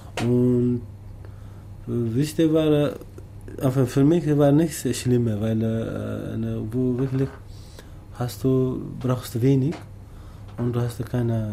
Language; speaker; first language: German; non-native, learner; Tamasheq